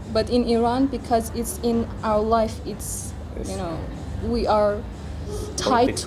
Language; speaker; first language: English; non-native, fluent; Persian